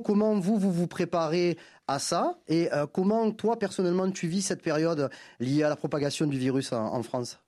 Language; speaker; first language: French; native; French